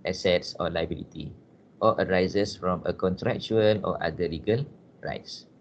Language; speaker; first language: English; non-native, local second language; Malay